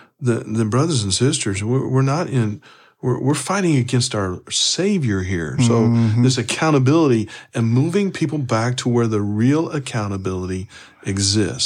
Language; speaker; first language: English; native; English